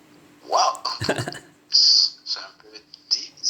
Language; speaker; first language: French; non-native, local second language; Haitian Creole